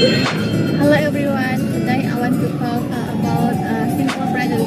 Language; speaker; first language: English; non-native, learner; Indonesian